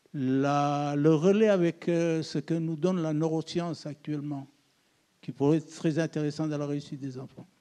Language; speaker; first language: French; non-native, local second language; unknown